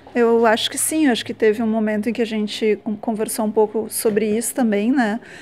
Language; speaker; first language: Portuguese; native; Portuguese